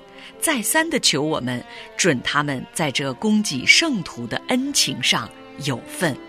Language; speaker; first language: Chinese; native; Chinese